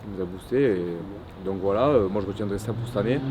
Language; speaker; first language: French; native; French